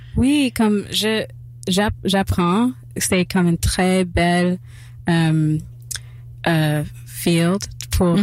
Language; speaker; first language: French; non-native, local second language; English